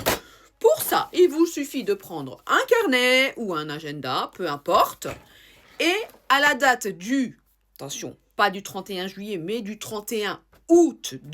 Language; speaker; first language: French; native; French